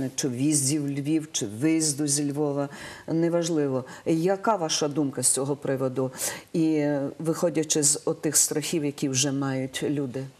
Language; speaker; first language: Ukrainian; native; Ukrainian